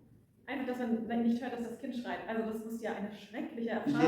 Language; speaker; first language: German; native; German